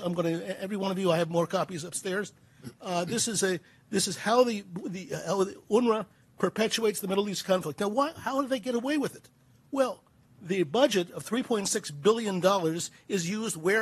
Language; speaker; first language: English; native; English